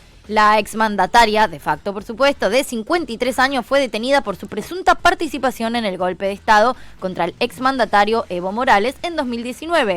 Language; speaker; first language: Spanish; native; Spanish